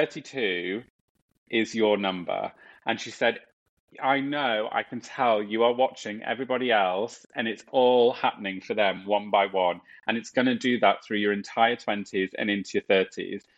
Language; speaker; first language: English; native; English